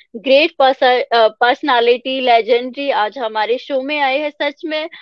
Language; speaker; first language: Hindi; native; Hindi